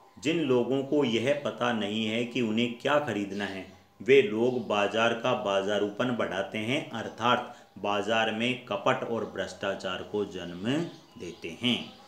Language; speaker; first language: Hindi; native; Hindi